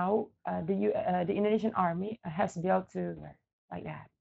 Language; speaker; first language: English; non-native, learner; Indonesian